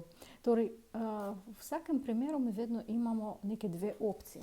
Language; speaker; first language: Slovenian; non-native, fluent; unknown